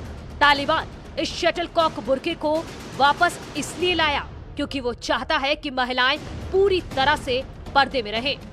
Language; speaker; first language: Hindi; native; Hindi